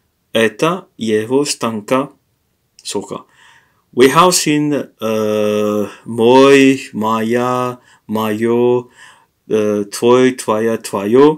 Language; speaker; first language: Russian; non-native, learner; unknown